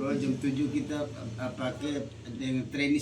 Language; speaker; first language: Indonesian; non-native, local second language; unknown